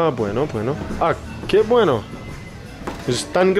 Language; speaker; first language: Spanish; non-native, learner; English